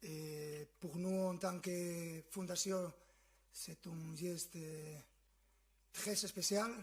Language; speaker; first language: French; non-native, fluent; Spanish